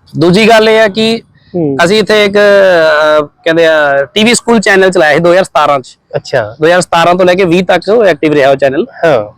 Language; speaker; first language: Punjabi; non-native, local second language; Hindi